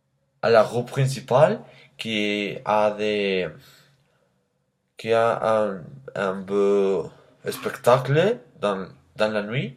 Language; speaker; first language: French; non-native, learner; Spanish